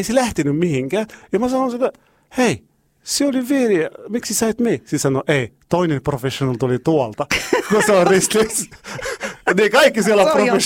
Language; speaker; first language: Finnish; non-native, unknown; Arabic